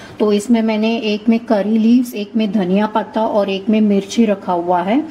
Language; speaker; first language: Hindi; non-native, local second language; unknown